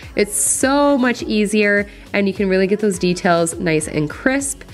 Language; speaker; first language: English; native; English